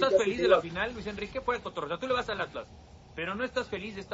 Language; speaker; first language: Spanish; native; Spanish